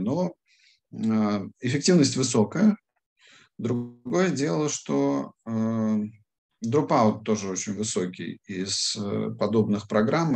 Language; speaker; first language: Russian; native; Russian